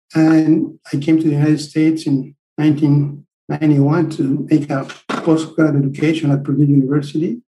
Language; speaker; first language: English; non-native, fluent; Spanish